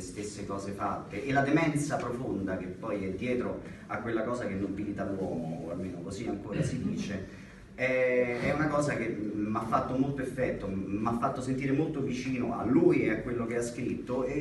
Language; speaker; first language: Italian; native; Italian